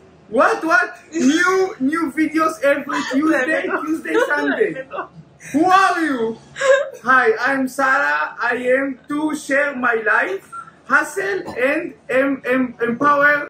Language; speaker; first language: English; non-native, learner; Hebrew